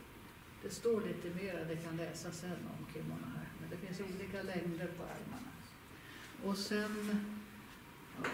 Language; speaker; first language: Swedish; native; Swedish